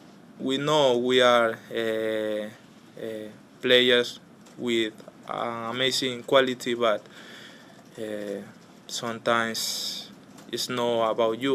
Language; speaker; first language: English; non-native, learner; Spanish